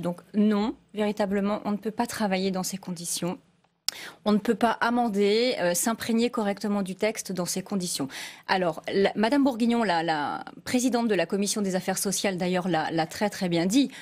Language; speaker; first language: French; native; French